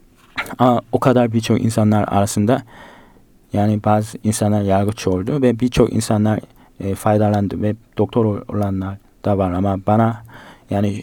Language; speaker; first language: Turkish; non-native, fluent; Korean